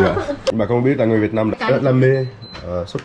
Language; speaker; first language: Vietnamese; non-native, fluent; French